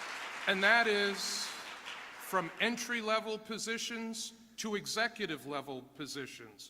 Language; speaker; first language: English; native; English